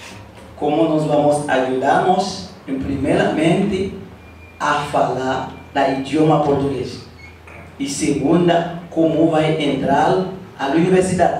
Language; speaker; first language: Portuguese; non-native, learner; Haitian Creole